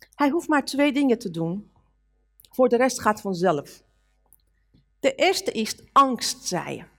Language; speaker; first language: Dutch; non-native, fluent; Persian